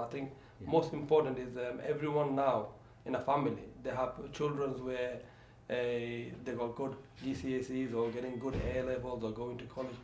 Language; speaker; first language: English; native; English